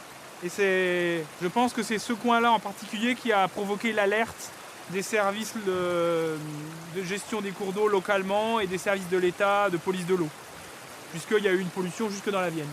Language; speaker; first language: French; native; French